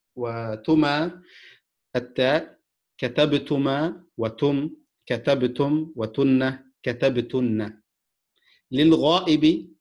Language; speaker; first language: Arabic; non-native, fluent; Indonesian